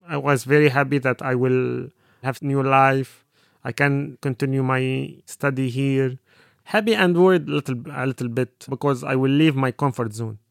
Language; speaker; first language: English; non-native, fluent; Arabic